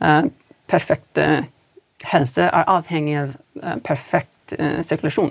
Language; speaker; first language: Swedish; non-native, learner; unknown